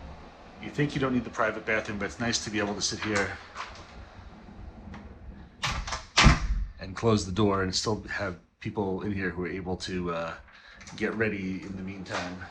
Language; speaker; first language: English; native; English